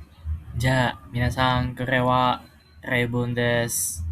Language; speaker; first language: Japanese; non-native, learner; Indonesian